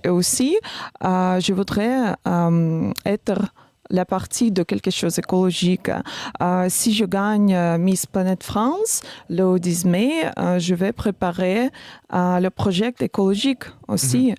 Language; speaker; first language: French; non-native, learner; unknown